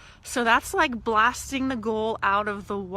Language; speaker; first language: English; native; English